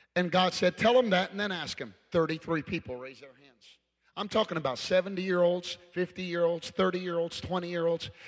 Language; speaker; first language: English; early bilingual, other home language; Spanish